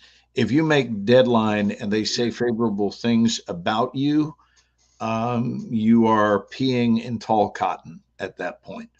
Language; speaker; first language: English; native; English